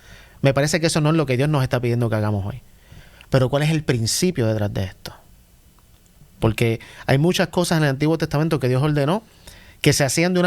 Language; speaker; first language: Spanish; native; Spanish